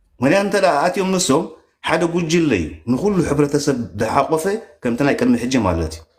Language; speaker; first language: Tigrinya; native; Tigrinya